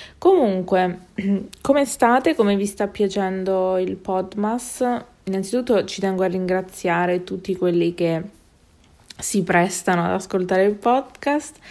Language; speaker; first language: Italian; native; Italian